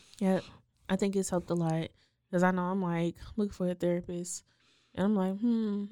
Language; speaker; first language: English; native; English